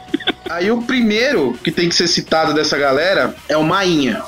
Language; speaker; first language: Portuguese; native; Portuguese